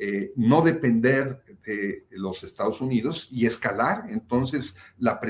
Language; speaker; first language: Spanish; native; Spanish